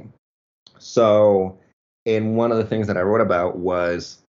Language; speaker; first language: English; early bilingual, other home language; Spanish